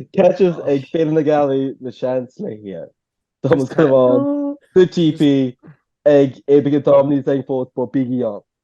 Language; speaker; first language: Irish; native; Irish